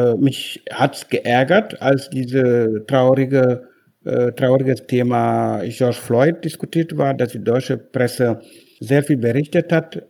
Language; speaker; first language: German; non-native, fluent; Wolof